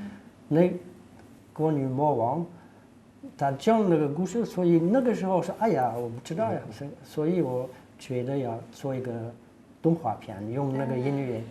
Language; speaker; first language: Chinese; non-native, learner; French